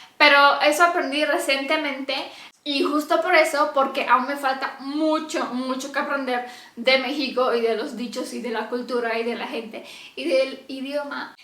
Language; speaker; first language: Spanish; non-native, fluent; Romanian